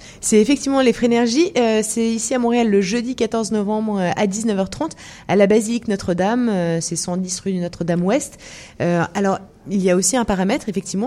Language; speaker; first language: French; native; French